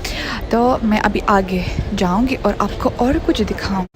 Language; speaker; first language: Hindi; non-native, fluent; Russian